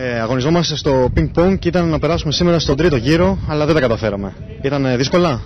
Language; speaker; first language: Greek; native; Greek